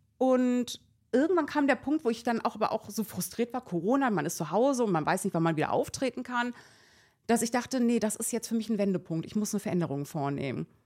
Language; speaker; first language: German; early bilingual, other home language; Persian